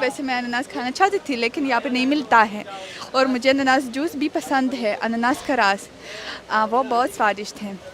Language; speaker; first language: Hindi; non-native, learner; Russian